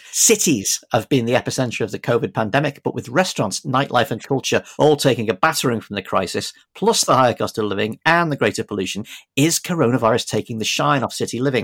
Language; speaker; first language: English; native; English